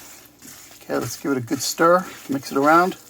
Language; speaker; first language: English; native; English